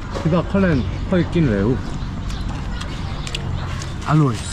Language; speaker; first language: Thai; non-native, learner; Korean